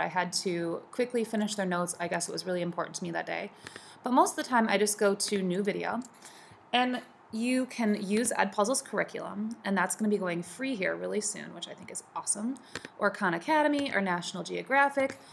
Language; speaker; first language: English; native; English